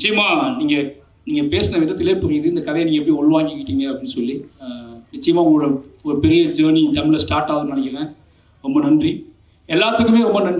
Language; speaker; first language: Tamil; native; Tamil